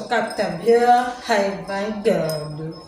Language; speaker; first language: Turkish; non-native, learner; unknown